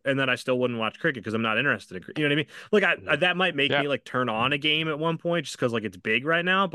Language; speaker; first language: English; native; English